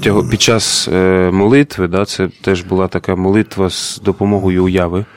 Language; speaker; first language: Ukrainian; native; Ukrainian